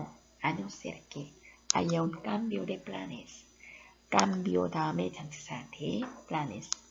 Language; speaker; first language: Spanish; non-native, fluent; Korean